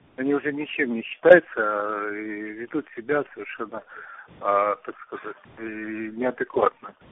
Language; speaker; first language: Russian; non-native, local second language; Uzbek